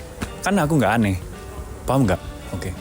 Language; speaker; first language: Indonesian; non-native, fluent; Japanese